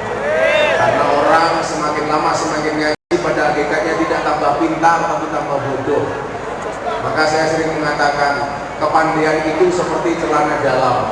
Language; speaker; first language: Indonesian; non-native, local second language; Javanese